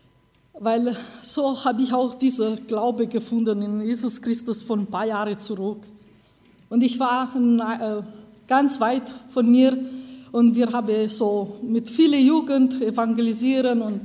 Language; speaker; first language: German; non-native, learner; Romanian